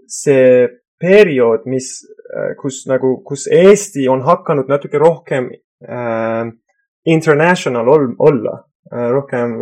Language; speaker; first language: Estonian; non-native, fluent; Persian